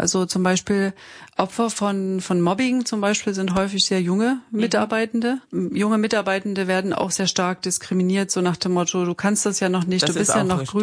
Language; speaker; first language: German; native; German